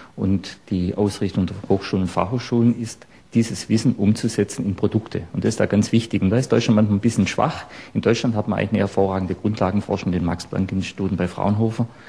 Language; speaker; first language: German; native; German